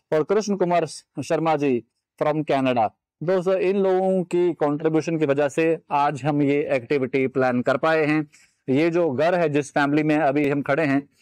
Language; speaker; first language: Hindi; native; Hindi